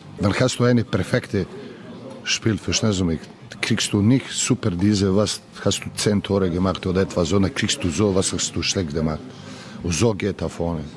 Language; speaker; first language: German; non-native, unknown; Serbian